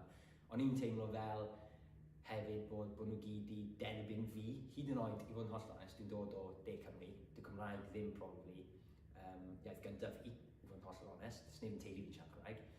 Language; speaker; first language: Welsh; non-native, local second language; English